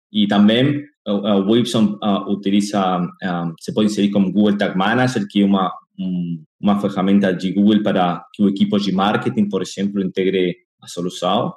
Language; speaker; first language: Portuguese; non-native, fluent; Spanish